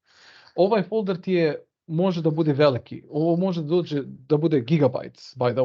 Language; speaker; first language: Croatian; early bilingual, heritage; Bosnian